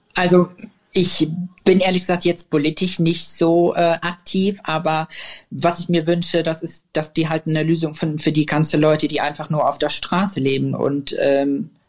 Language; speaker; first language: German; non-native, fluent; Arabic